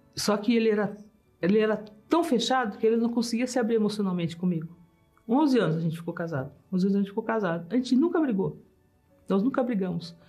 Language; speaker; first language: Portuguese; early bilingual, other home language; German